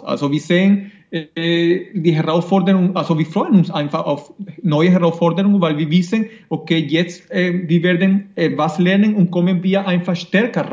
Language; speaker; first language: German; non-native, fluent; Spanish